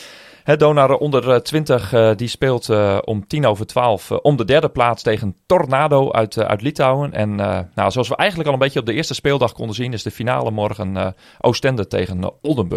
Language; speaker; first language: Dutch; native; Dutch